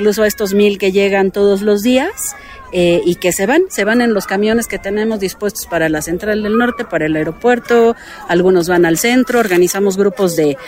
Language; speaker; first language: Spanish; native; Spanish